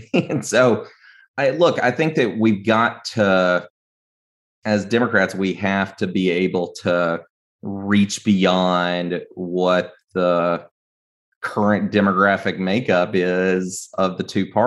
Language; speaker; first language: English; native; English